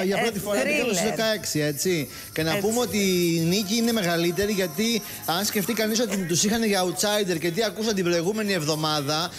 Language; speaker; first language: Greek; native; Greek